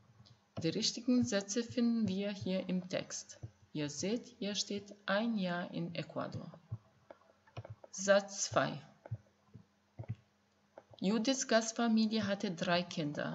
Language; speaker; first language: German; non-native, fluent; Albanian